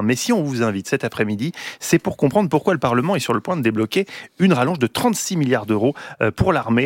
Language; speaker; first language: French; native; French